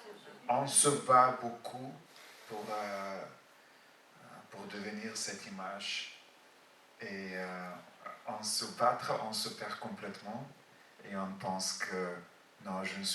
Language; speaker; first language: French; non-native, fluent; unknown